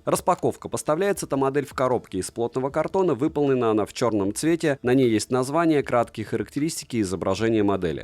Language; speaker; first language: Russian; native; Russian